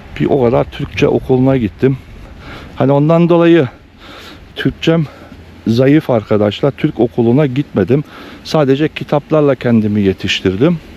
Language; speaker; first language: Turkish; early bilingual, heritage; Turkish